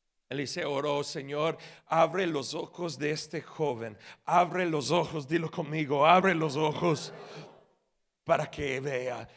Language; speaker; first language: Spanish; non-native, fluent; English